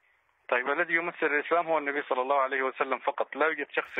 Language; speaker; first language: Arabic; native; Arabic